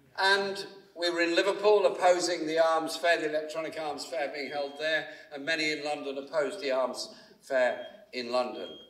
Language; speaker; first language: English; native; English